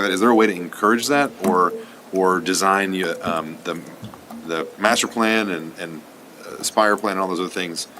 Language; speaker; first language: English; native; English